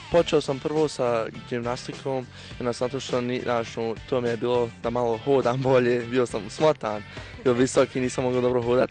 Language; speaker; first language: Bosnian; early bilingual, heritage; Bosnian